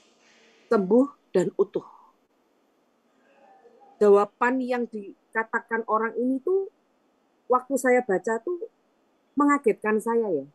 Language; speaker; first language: Indonesian; native; Indonesian